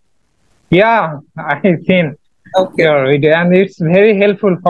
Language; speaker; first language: English; non-native, learner; Bangla